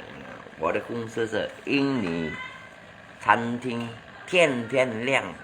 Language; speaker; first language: Chinese; non-native, learner; Hakka Chinese